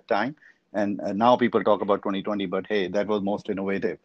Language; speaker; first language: English; non-native, local second language; Hindi